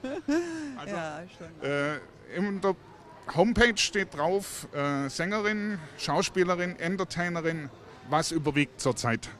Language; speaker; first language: German; native; German